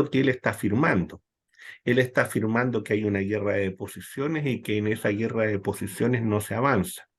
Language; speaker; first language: Spanish; native; Spanish